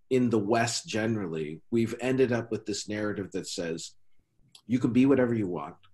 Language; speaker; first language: English; native; English